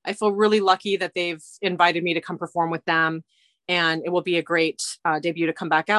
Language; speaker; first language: English; native; English